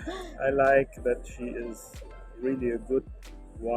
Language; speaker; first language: English; non-native, learner; German